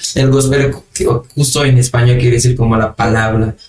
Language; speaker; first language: Spanish; non-native, fluent; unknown